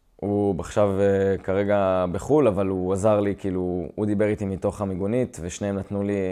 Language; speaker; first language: Hebrew; native; Hebrew